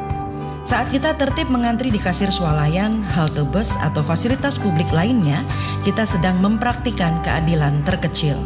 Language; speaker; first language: Indonesian; native; Indonesian